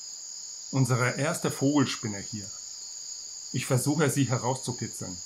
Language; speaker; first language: German; native; German